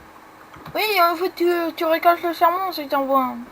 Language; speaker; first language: French; native; French